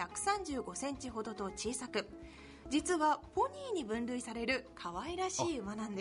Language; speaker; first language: Japanese; native; Japanese